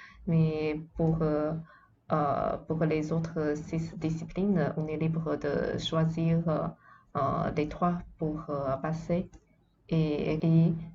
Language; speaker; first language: French; non-native, fluent; Chinese